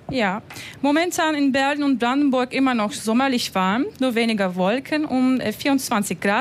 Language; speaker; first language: German; non-native, learner; Turkish